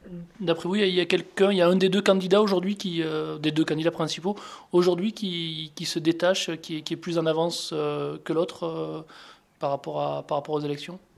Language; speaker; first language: French; native; French